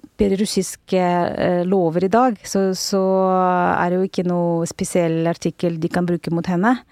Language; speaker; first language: Norwegian; non-native, fluent; Russian